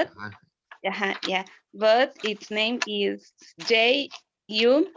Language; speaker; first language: English; non-native, learner; Spanish